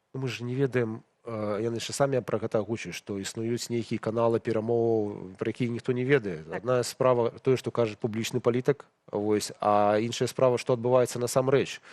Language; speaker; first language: Belarusian; non-native, local second language; Russian